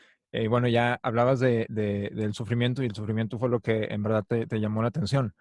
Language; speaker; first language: Spanish; native; Spanish